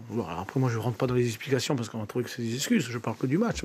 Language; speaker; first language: French; native; French